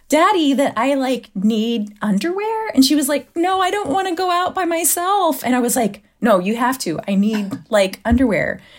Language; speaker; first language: English; native; English